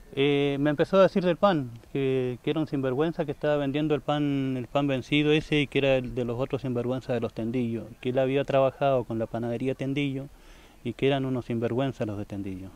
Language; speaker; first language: Spanish; native; Spanish